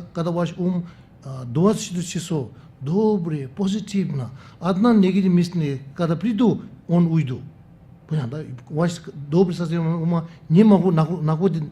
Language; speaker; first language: Russian; non-native, learner; Tibetan